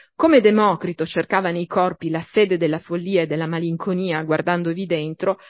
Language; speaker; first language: Italian; native; Italian